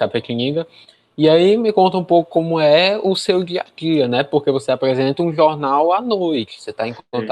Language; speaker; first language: Portuguese; native; Portuguese